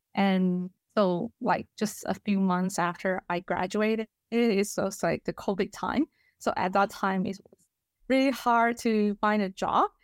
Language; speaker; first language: English; non-native, fluent; Chinese